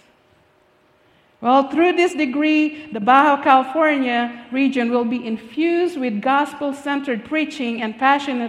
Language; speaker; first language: English; non-native, local second language; Filipino